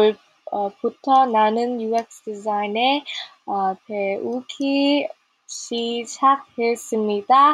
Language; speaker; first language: Korean; non-native, learner; Vietnamese